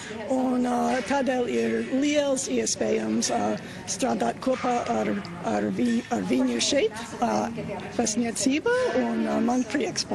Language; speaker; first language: Latvian; non-native, learner; English